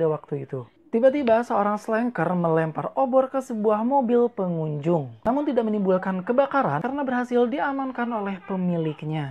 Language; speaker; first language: Indonesian; native; Indonesian